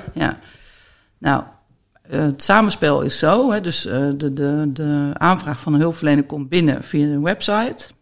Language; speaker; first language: Dutch; native; Dutch